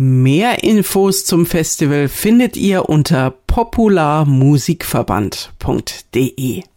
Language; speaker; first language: German; native; German